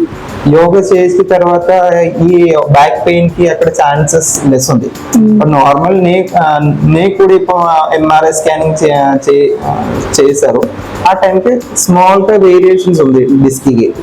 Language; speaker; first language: Telugu; non-native, learner; Malayalam